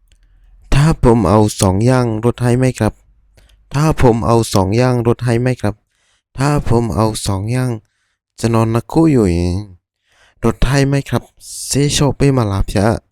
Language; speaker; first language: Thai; non-native, fluent; Burmese